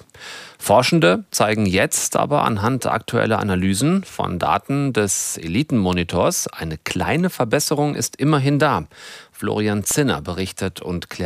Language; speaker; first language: German; native; German